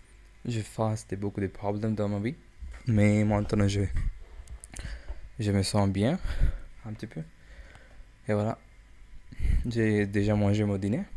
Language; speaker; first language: French; non-native, learner; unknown